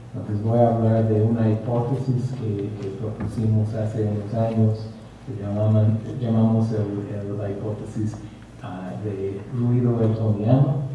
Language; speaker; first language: Spanish; non-native, fluent; English